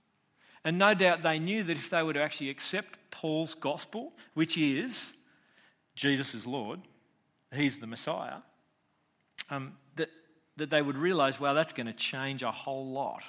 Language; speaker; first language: English; native; English